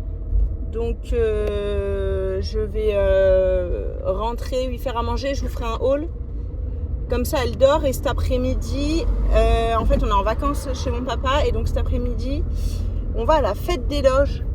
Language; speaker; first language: French; native; French